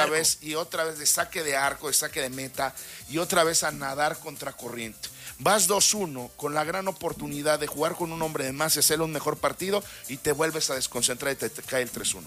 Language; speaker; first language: Spanish; native; Spanish